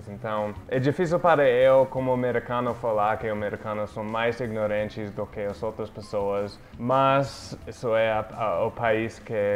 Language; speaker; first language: Portuguese; non-native, fluent; English